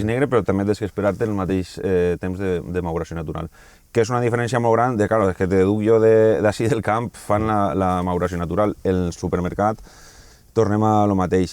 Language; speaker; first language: Catalan; native; Catalan